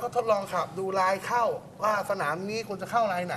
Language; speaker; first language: Thai; native; Thai